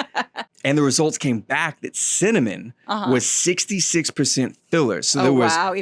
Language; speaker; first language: English; native; English